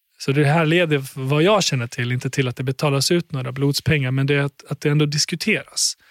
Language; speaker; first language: Swedish; early bilingual, other home language; Albanian